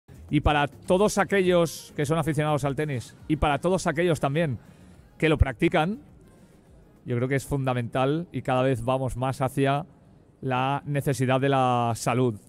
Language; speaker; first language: Spanish; native; Spanish